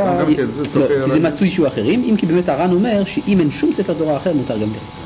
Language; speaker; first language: Hebrew; native; Hebrew